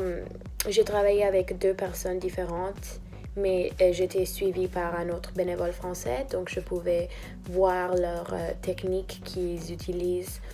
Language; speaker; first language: French; non-native, fluent; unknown